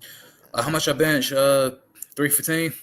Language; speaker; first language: English; native; English